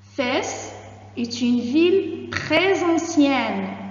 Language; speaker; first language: French; non-native, local second language; Arabic